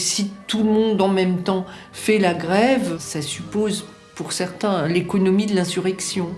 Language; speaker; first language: French; native; French